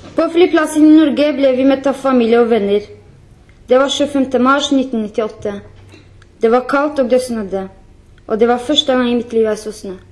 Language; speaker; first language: Norwegian; non-native, fluent; Kurdish